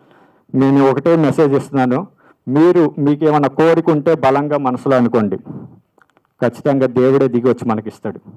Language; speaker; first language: Telugu; native; Telugu